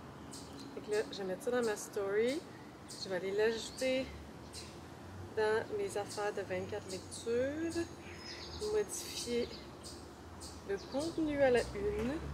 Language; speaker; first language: French; native; French